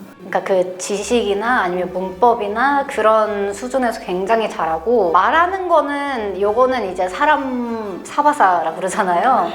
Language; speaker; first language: Korean; non-native, fluent; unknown